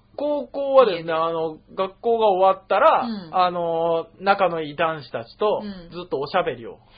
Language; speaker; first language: Japanese; native; Japanese